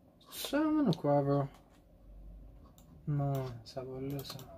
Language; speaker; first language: French; native; French